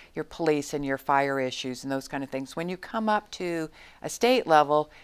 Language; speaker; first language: English; native; English